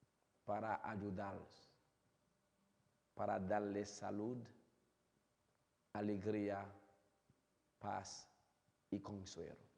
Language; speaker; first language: Spanish; non-native, fluent; Haitian Creole